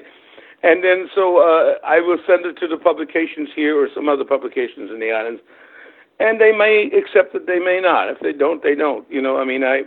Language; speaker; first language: English; early bilingual, other home language; German